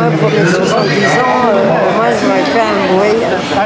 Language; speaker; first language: French; native; French